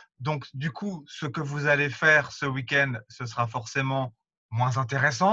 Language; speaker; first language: French; native; French